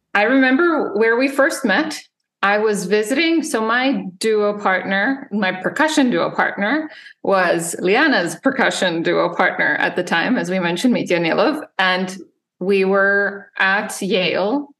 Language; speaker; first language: English; non-native, fluent; Serbian